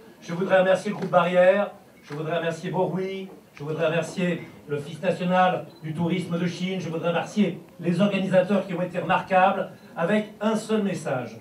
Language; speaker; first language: French; native; French